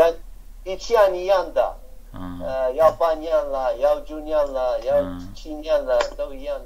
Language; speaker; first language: Chinese; non-native, learner; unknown